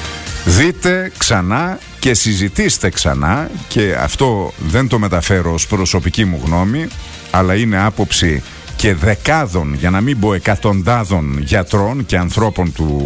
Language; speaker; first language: Greek; native; Greek